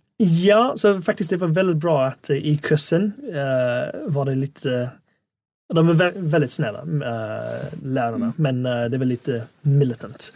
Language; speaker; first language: Swedish; non-native, fluent; English